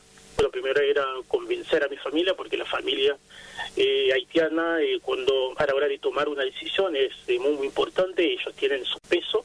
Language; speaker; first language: Spanish; non-native, fluent; Haitian Creole